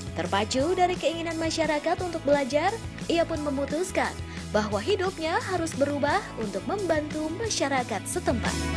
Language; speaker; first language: Indonesian; native; Indonesian